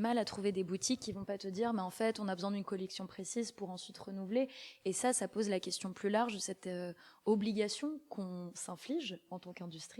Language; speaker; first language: French; native; French